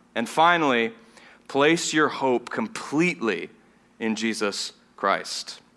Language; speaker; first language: English; non-native, fluent; German